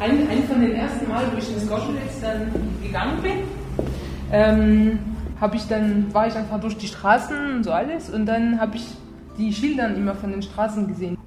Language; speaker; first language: German; non-native, fluent; French